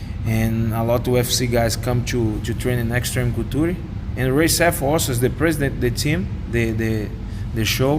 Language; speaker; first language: English; non-native, learner; Portuguese